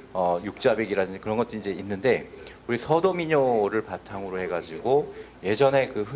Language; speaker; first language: Korean; native; Korean